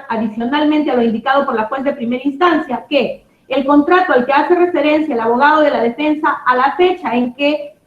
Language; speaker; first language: Spanish; native; Spanish